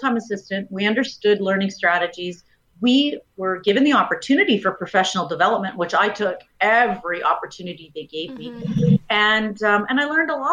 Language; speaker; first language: English; native; English